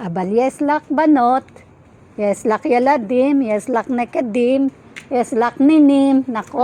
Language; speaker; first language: Hebrew; non-native, learner; Filipino